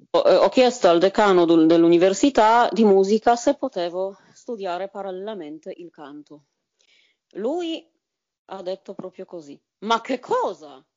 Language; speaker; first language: Italian; non-native, fluent; Polish